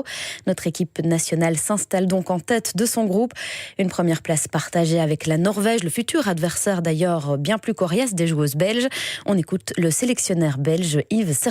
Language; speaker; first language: French; native; French